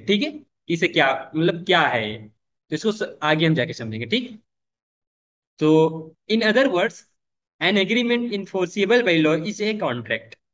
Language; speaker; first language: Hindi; native; Hindi